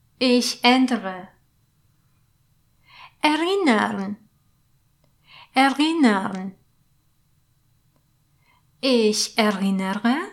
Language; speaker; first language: German; non-native, fluent; Polish